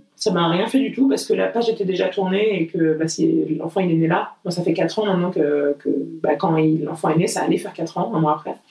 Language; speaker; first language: French; early bilingual, other home language; Portuguese